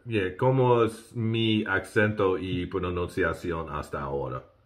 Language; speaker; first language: Spanish; non-native, learner; English